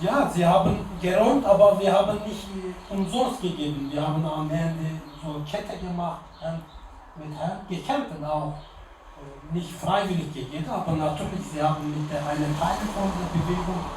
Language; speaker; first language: German; non-native, learner; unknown